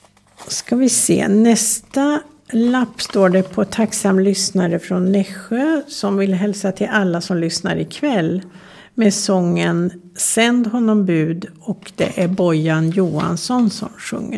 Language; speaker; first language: Swedish; native; Swedish